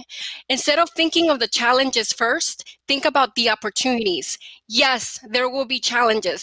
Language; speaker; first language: English; early bilingual, other home language; Spanish